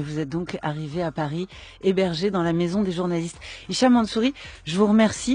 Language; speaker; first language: French; native; French